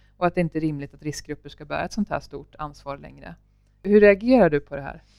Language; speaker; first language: Swedish; native; Swedish